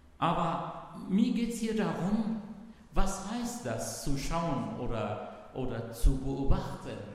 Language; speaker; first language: German; non-native, fluent; Arabic